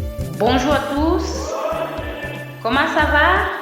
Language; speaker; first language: French; non-native, learner; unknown